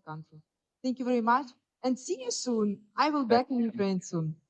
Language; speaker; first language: English; non-native, fluent; Ukrainian